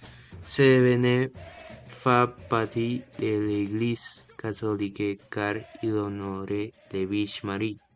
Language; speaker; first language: French; non-native, learner; Spanish